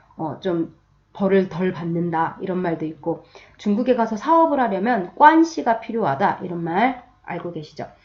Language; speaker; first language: Korean; native; Korean